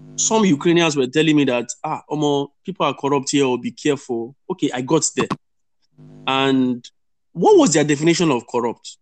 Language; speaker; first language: English; non-native, local second language; Yoruba